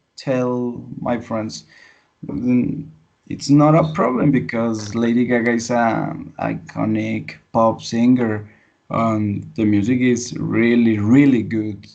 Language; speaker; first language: English; non-native, learner; Spanish